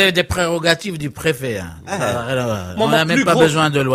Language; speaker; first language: French; non-native, local second language; Arabic